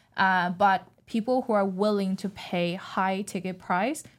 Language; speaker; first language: English; non-native, fluent; Chinese